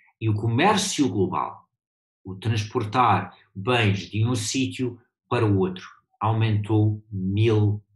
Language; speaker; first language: Portuguese; early bilingual, heritage; Portuguese